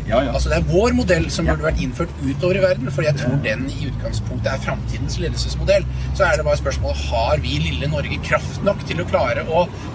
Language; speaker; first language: Norwegian; native; Norwegian